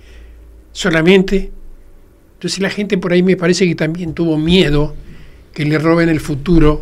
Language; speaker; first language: Spanish; native; Spanish